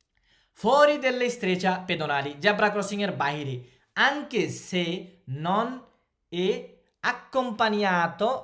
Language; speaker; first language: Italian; non-native, fluent; Bangla